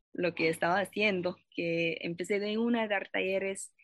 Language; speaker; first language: Spanish; non-native, fluent; English